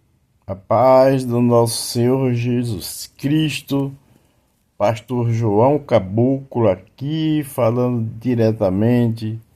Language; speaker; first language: Portuguese; native; Portuguese